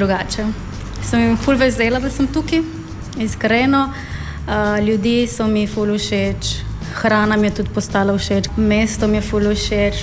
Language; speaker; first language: Slovenian; non-native, fluent; Spanish